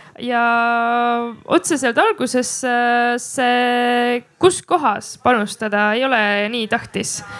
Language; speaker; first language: Estonian; non-native, local second language; Russian